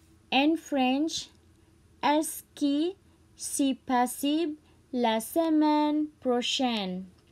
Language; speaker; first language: French; non-native, learner; Cebuano